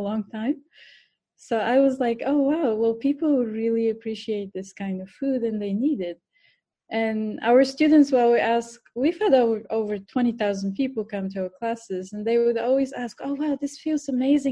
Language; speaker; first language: English; non-native, fluent; Bulgarian